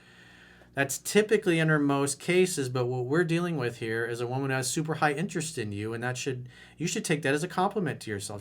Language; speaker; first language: English; native; English